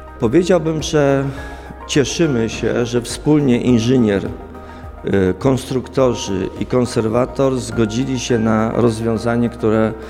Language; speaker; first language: Polish; native; Polish